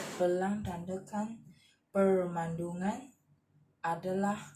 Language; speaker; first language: Malay; non-native, local second language; Chinese